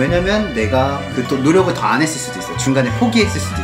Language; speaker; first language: Korean; native; Korean